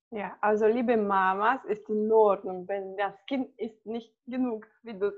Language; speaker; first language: German; non-native, fluent; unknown